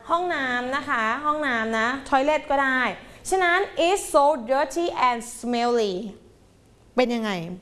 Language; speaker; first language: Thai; native; Thai